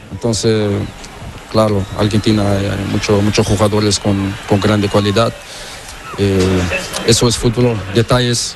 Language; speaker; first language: Spanish; non-native, learner; Portuguese